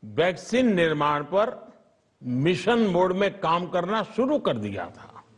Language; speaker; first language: Hindi; non-native, local second language; Gujarati